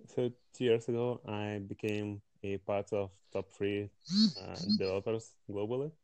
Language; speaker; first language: English; non-native, fluent; Lithuanian